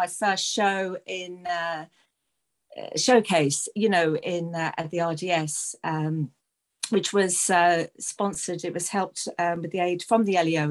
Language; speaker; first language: English; native; English